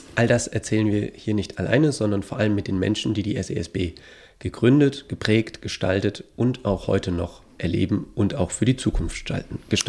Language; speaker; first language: German; native; German